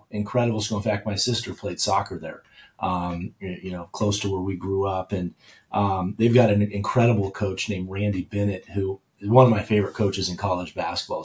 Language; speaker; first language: English; native; English